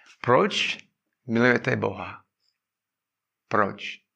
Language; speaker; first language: Czech; non-native, learner; English